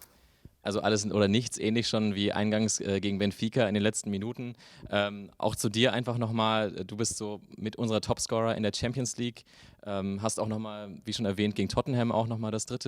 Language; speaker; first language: German; native; German